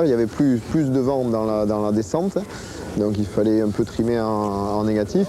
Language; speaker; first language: French; native; French